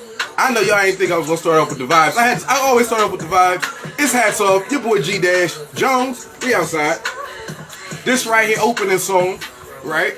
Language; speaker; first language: English; native; English